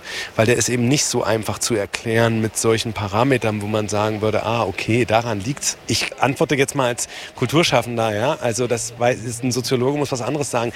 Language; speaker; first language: German; native; German